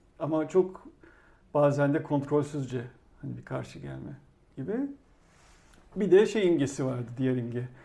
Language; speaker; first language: Turkish; native; Turkish